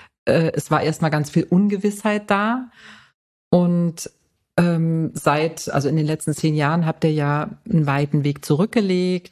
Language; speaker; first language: German; native; German